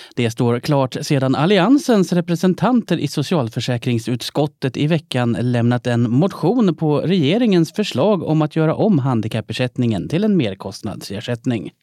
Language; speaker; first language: Swedish; native; Swedish